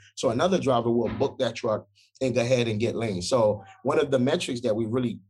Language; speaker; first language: English; early bilingual, other home language; Haitian Creole